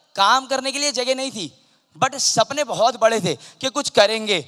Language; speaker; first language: Hindi; non-native, local second language; Urdu